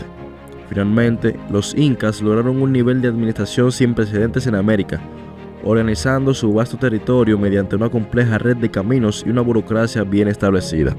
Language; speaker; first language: Spanish; native; Spanish